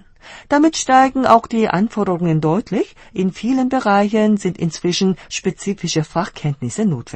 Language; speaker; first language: German; non-native, fluent; Korean